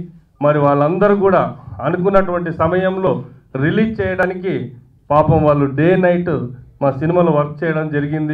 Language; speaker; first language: Telugu; native; Telugu